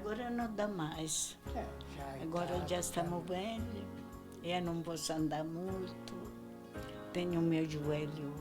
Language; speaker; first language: Portuguese; non-native, learner; Italian